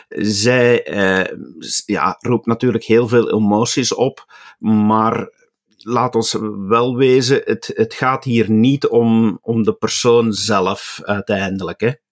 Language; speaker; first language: Dutch; native; Dutch